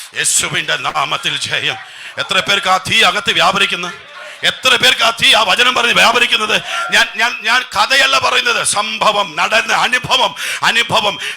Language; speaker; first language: Malayalam; non-native, local second language; Tamil